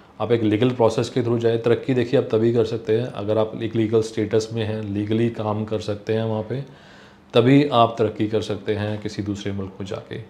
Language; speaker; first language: Hindi; non-native, local second language; Punjabi